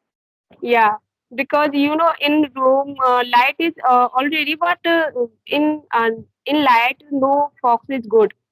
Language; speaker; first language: English; non-native, learner; Hindi